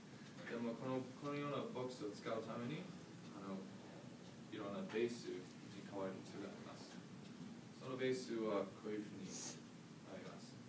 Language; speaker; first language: Japanese; non-native, learner; English